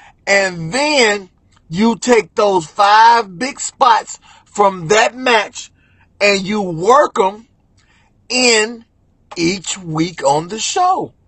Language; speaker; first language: English; native; English